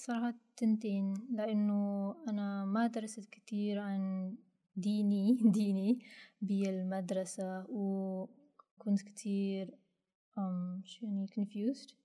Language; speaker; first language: Arabic; non-native, learner; Malay